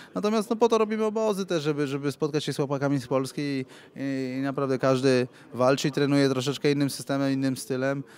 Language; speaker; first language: Polish; native; Polish